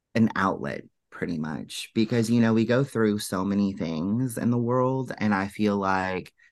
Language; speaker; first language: English; native; English